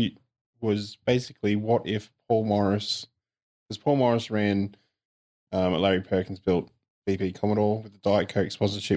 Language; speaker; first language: English; native; English